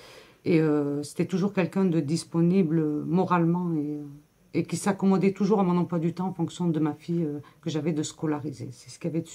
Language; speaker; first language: French; native; French